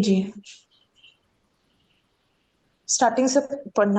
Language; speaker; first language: Hindi; native; Hindi